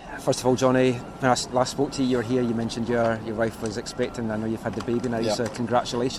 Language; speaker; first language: English; native; English